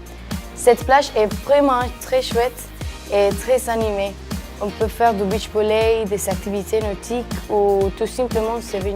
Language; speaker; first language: French; non-native, fluent; Spanish